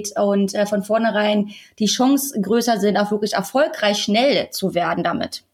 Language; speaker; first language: German; native; German